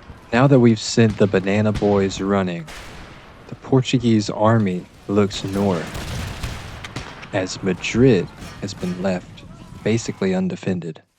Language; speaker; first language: English; native; English